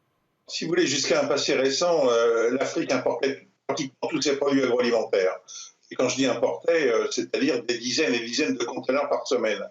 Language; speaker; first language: French; native; French